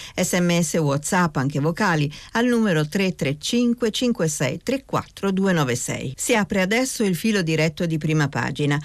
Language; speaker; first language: Italian; native; Italian